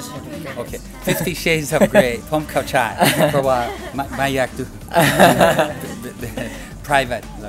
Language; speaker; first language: Thai; non-native, learner; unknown